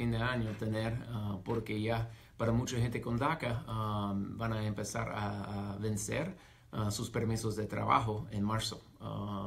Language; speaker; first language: Spanish; non-native, fluent; English